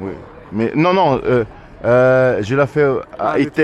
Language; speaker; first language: French; non-native, learner; Arabic